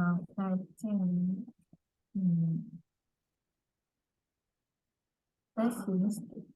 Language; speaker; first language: English; non-native, learner; Vietnamese